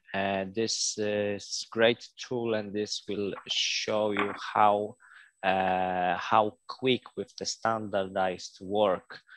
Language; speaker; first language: English; non-native, fluent; Polish